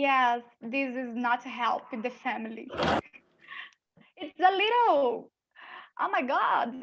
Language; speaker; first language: English; non-native, learner; Portuguese